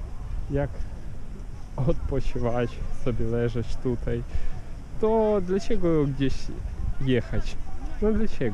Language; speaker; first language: Polish; non-native, learner; Ukrainian